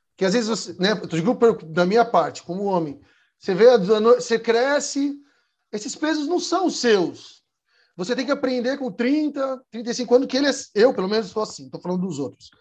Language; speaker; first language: Portuguese; native; Portuguese